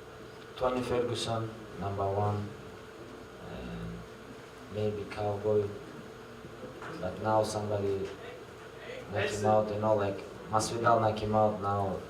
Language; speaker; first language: English; non-native, learner; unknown